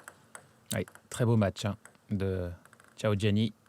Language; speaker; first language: French; native; French